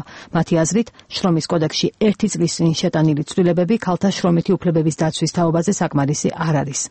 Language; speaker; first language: Georgian; native; Georgian